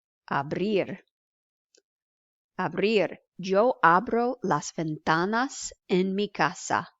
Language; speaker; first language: Spanish; non-native, fluent; English